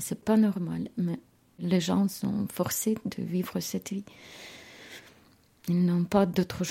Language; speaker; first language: French; non-native, learner; Ukrainian